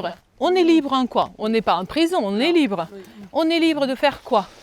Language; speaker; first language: French; non-native, fluent; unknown